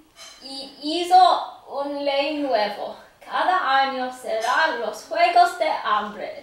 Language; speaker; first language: Spanish; non-native, learner; English